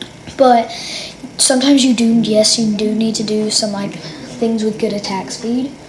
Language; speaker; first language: English; native; English